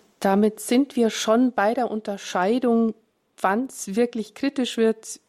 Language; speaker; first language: German; native; German